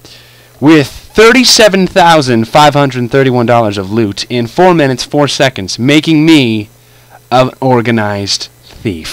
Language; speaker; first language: English; native; English